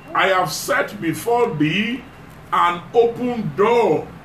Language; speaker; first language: English; non-native, local second language; Yoruba